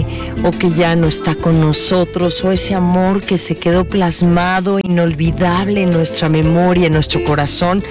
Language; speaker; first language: Spanish; native; Spanish